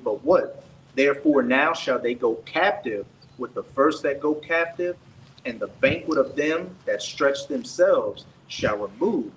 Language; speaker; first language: English; native; English